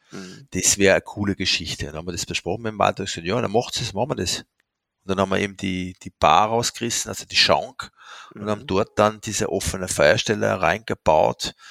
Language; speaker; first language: German; non-native, fluent; French